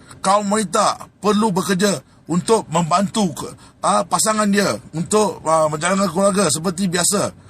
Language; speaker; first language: Malay; non-native, local second language; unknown